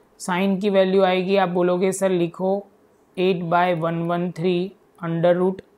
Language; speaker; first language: Hindi; non-native, local second language; Gujarati